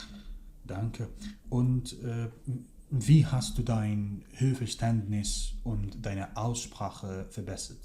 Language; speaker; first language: German; non-native, fluent; Kurdish